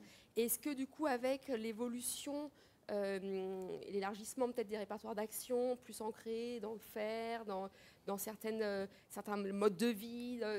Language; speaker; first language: French; native; French